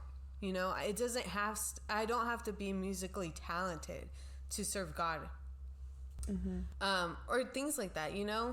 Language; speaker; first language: English; non-native, local second language; Spanish